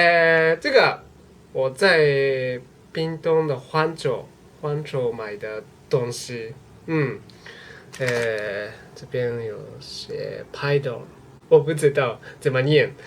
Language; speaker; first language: Chinese; non-native, learner; Japanese